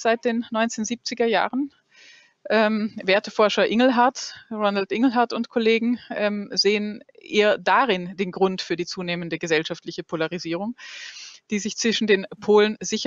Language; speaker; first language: German; native; German